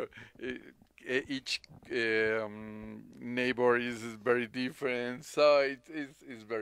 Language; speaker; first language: English; non-native, learner; Spanish